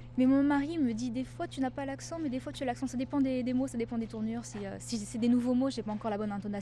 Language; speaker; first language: French; native; French